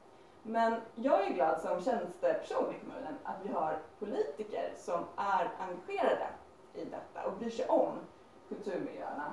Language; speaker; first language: Swedish; native; Swedish